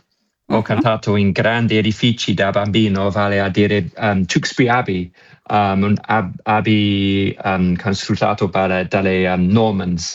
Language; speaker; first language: Italian; non-native, fluent; English